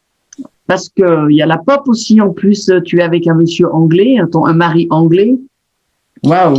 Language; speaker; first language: French; native; French